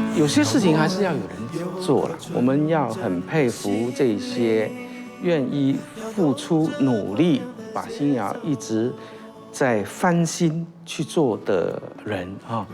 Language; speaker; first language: Chinese; native; Chinese